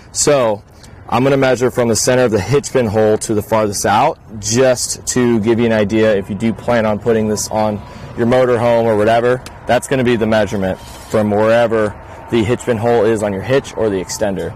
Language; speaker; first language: English; native; English